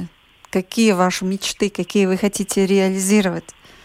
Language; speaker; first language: Russian; native; Russian